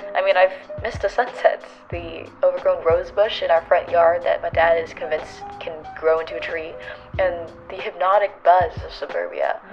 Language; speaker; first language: English; native; English